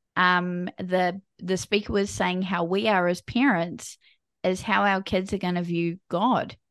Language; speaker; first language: English; native; English